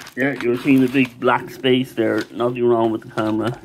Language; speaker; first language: English; native; English